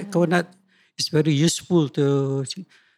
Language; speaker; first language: English; non-native, local second language; Malay